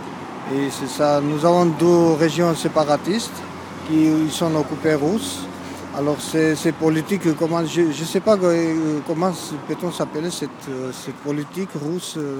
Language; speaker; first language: French; non-native, learner; Georgian